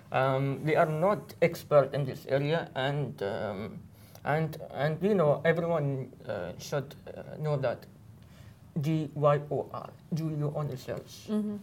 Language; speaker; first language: English; non-native, fluent; Arabic